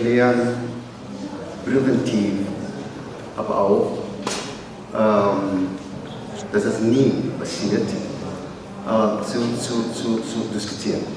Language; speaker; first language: German; non-native, learner; Somali